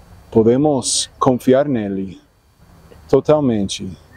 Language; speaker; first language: Portuguese; non-native, learner; English